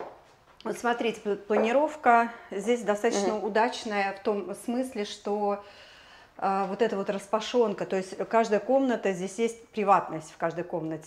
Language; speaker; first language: Russian; native; Russian